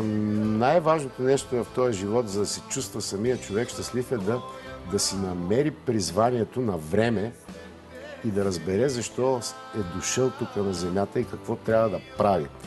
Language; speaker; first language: Bulgarian; native; Bulgarian